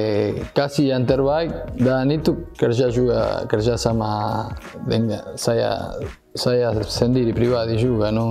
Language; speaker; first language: Indonesian; non-native, fluent; Spanish